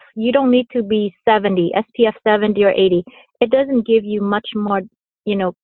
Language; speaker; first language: English; early bilingual, other home language; Vietnamese